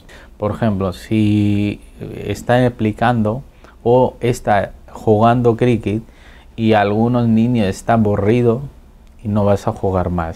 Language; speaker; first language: Spanish; non-native, learner; Urdu